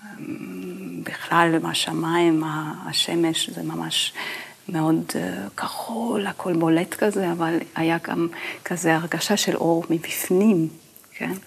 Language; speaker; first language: Hebrew; non-native, fluent; Italian